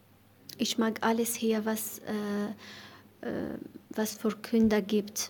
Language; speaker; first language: German; non-native, learner; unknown